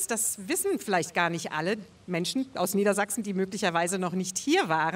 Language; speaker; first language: German; native; German